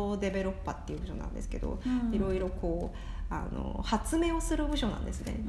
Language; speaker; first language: Japanese; non-native, fluent; Korean